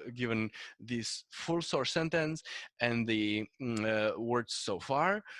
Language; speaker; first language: English; non-native, fluent; Czech